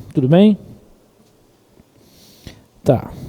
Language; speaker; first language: Portuguese; native; Portuguese